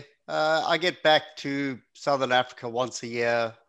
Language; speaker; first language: English; native; English